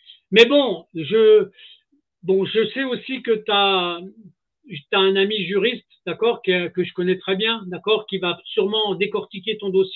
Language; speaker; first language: French; native; French